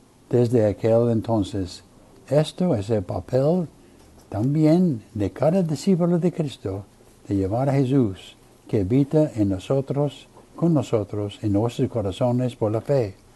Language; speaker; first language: Spanish; non-native, fluent; English